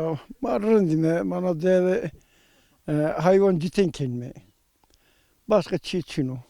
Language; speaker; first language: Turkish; non-native, local second language; Zaza